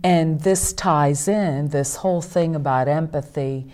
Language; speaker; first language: English; native; English